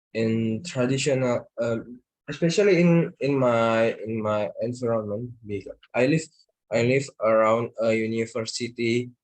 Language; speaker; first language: English; non-native, learner; Indonesian